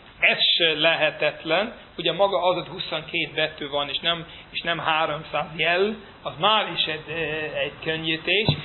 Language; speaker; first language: Hungarian; non-native, fluent; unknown